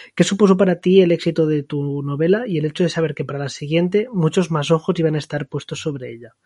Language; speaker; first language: Spanish; non-native, local second language; Catalan